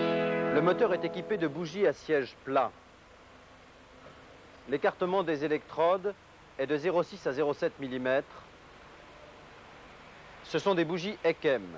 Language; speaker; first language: French; native; French